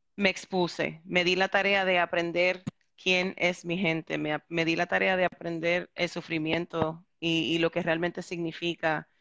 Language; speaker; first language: Spanish; early bilingual, heritage; Spanish